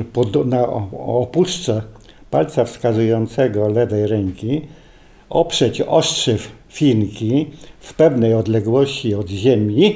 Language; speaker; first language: Polish; native; Polish